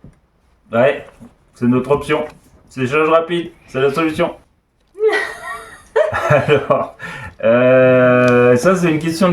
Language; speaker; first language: French; native; French